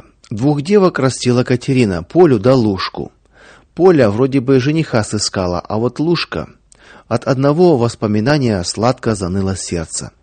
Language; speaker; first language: Russian; native; Russian